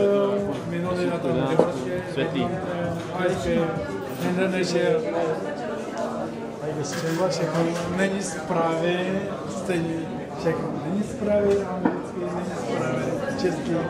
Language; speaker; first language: Czech; non-native, learner; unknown